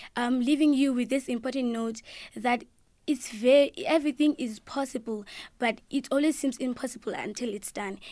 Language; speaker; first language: English; non-native, local second language; Xhosa